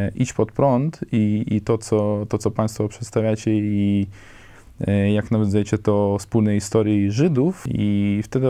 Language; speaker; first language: Polish; non-native, fluent; Hebrew